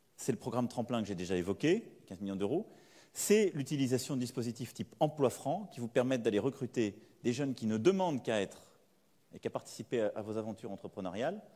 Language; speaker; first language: French; native; French